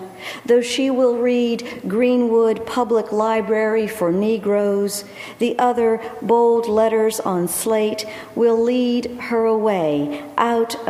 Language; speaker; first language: English; native; English